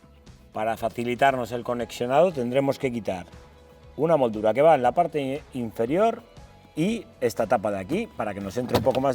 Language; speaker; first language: Spanish; native; Spanish